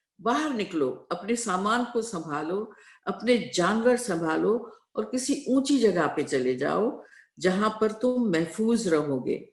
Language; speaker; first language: Urdu; non-native, local second language; Sindhi